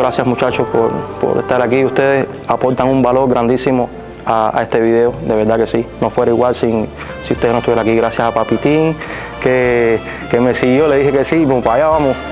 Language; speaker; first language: Spanish; native; Spanish